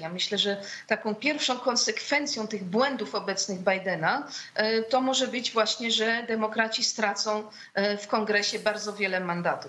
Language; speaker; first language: Polish; native; Polish